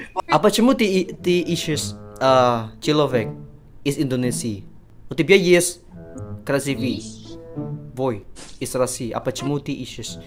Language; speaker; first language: Russian; non-native, learner; Indonesian